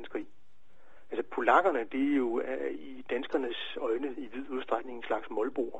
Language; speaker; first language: Danish; native; Danish